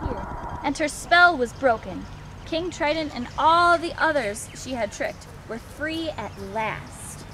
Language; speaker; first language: English; native; English